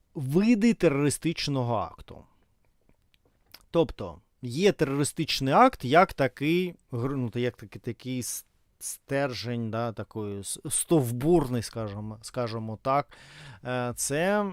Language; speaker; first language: Ukrainian; non-native, fluent; Russian